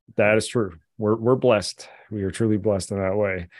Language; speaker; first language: English; native; English